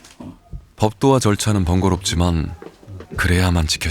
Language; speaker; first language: Korean; native; Korean